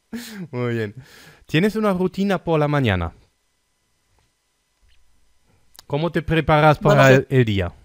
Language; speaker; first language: Spanish; non-native, fluent; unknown